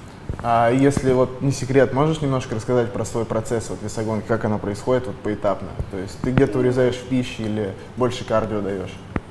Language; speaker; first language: Russian; native; Russian